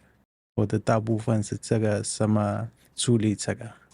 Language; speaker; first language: Chinese; non-native, learner; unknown